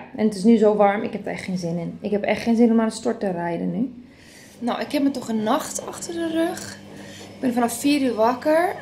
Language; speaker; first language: Dutch; non-native, fluent; Spanish